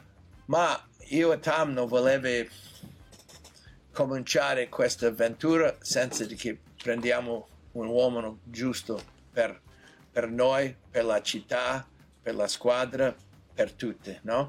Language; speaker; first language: Italian; non-native, learner; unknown